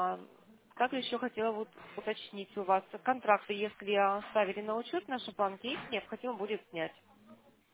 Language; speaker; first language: Russian; native; Russian